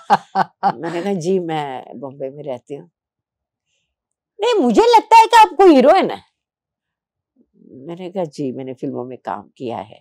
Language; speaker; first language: Hindi; non-native, local second language; Telugu